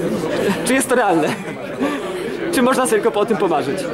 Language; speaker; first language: Polish; native; Polish